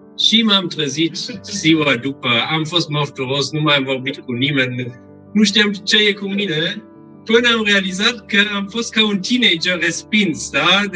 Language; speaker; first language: Romanian; non-native, fluent; German